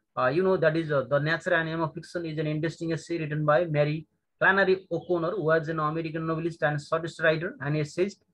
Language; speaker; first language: English; non-native, local second language; Nepali